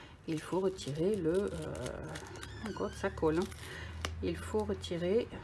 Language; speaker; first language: French; native; French